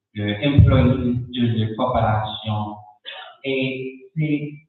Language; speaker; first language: French; non-native, learner; English